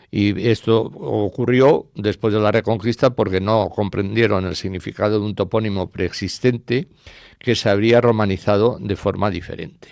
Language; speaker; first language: Spanish; native; Spanish